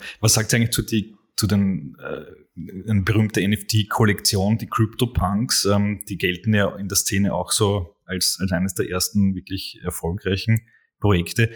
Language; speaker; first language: German; native; German